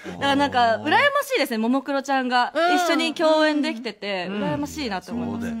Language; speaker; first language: Japanese; native; Japanese